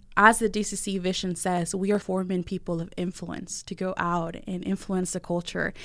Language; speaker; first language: English; early bilingual, other home language; Spanish